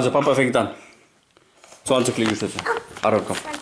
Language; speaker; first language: German; native; German